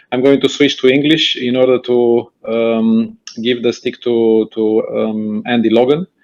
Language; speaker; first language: English; non-native, fluent; Romanian